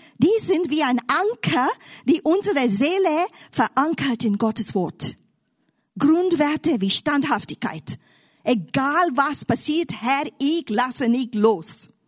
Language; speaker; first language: German; non-native, fluent; English